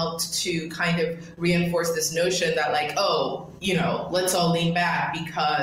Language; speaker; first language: English; non-native, local second language; Krio